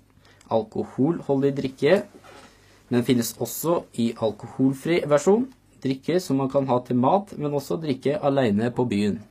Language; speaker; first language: Norwegian; native; Norwegian